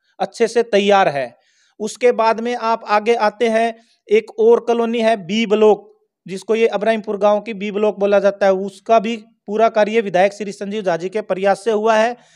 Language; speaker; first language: Hindi; native; Hindi